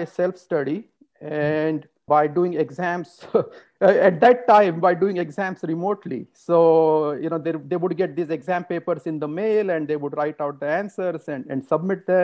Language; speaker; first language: English; non-native, local second language; Hindi